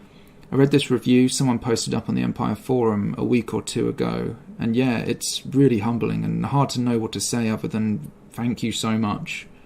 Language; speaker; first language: English; native; English